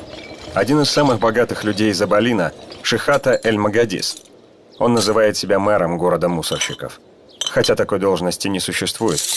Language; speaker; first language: Russian; native; Russian